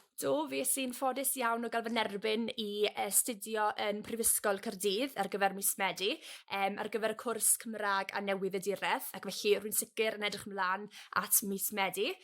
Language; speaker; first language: Welsh; native; Welsh